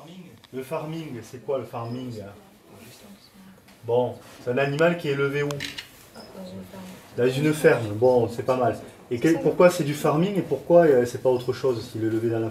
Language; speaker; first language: French; native; French